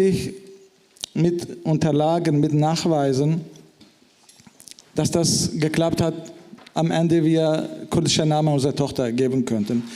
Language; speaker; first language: German; non-native, fluent; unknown